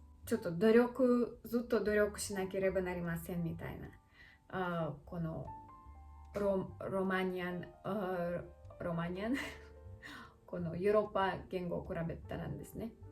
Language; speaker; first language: Japanese; non-native, learner; Russian